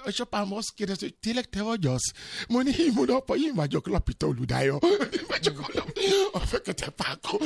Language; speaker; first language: Hungarian; non-native, learner; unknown